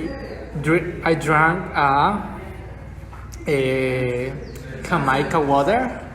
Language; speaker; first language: English; non-native, learner; Spanish